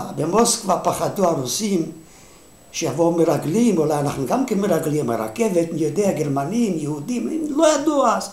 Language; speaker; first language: Hebrew; non-native, fluent; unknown